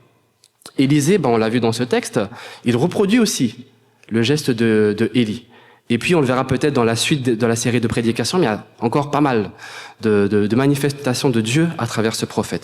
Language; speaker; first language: French; native; French